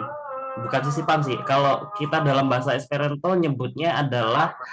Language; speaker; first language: Indonesian; native; Indonesian